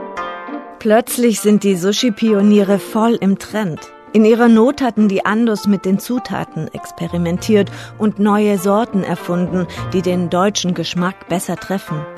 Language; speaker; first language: German; native; German